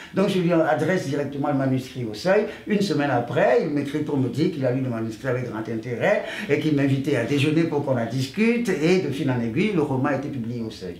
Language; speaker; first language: French; non-native, local second language; Ewe